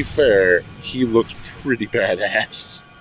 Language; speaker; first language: English; native; English